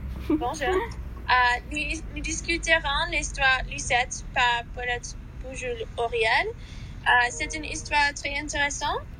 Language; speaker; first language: French; non-native, learner; English